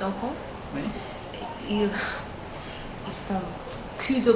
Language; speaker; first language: French; non-native, learner; English